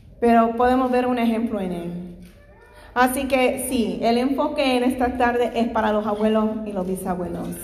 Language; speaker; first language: Spanish; non-native, fluent; English